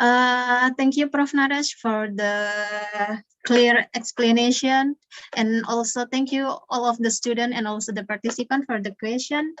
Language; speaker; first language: English; non-native, learner; Indonesian